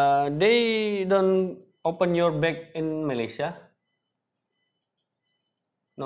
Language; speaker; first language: English; non-native, learner; Indonesian